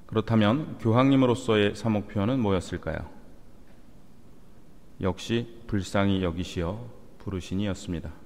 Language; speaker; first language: Korean; native; Korean